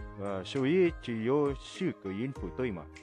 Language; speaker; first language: Chinese; non-native, learner; Indonesian